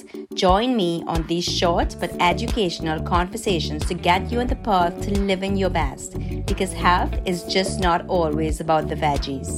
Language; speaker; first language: English; early bilingual, other home language; Spanish